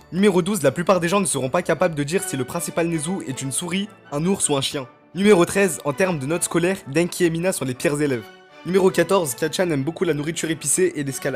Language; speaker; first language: French; native; French